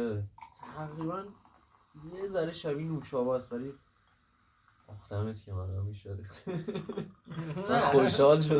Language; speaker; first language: Persian; native; Persian